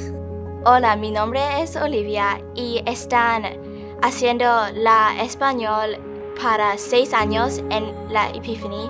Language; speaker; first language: Spanish; non-native, learner; English